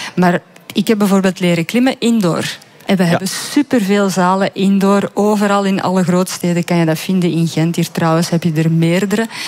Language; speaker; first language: Dutch; native; Dutch